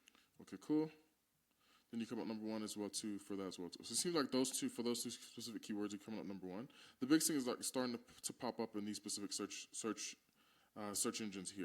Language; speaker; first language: English; native; English